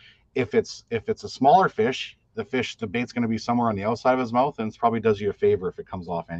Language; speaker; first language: English; native; English